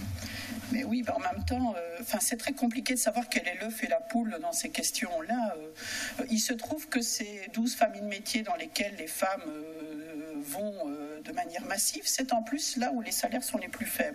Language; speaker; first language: French; native; French